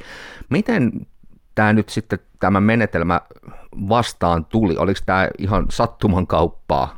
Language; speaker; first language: Finnish; native; Finnish